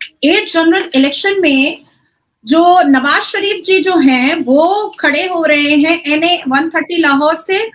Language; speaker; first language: Hindi; native; Hindi